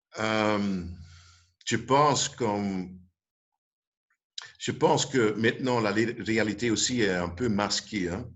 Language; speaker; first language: French; non-native, local second language; Dutch